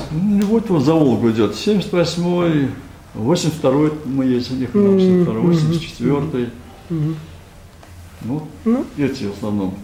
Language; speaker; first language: Russian; native; Russian